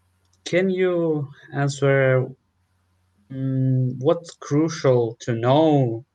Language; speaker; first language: English; non-native, learner; Russian